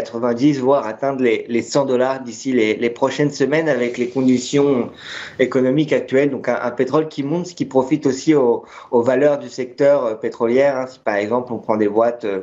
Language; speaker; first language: French; native; French